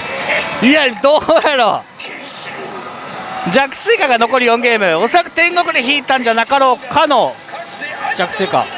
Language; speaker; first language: Japanese; native; Japanese